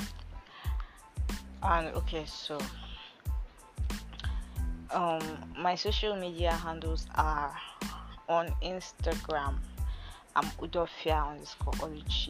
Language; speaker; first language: English; non-native, local second language; Ibibio